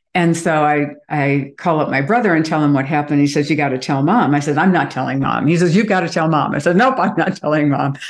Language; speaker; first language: English; native; English